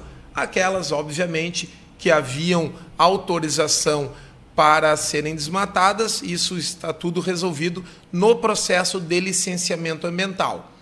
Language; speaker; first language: Portuguese; native; Portuguese